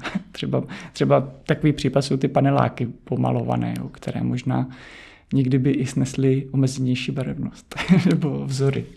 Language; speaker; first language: Czech; native; Czech